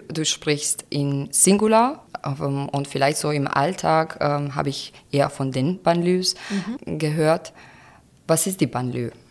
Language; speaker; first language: German; non-native, fluent; Croatian